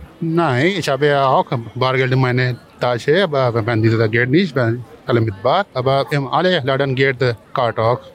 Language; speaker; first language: German; non-native, learner; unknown